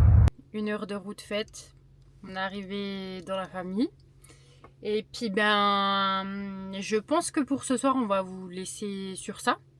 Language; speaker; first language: French; native; French